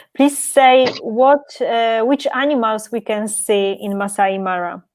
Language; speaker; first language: English; non-native, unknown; Polish